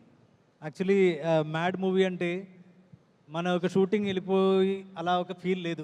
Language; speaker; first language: Telugu; non-native, learner; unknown